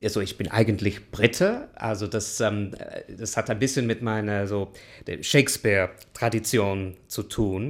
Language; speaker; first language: German; non-native, fluent; English